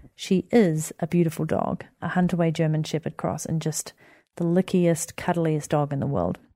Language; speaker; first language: English; native; English